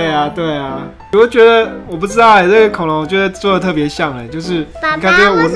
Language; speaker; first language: Chinese; native; Chinese